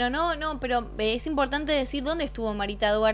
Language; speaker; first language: Spanish; native; Spanish